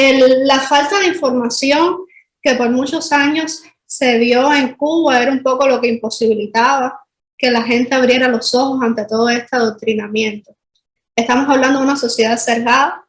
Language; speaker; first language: Spanish; native; Spanish